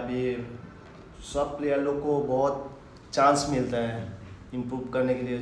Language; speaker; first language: Hindi; non-native, local second language; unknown